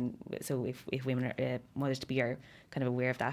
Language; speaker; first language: English; native; English